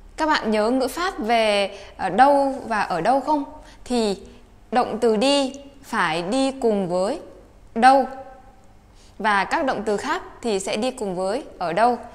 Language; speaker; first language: Vietnamese; native; Vietnamese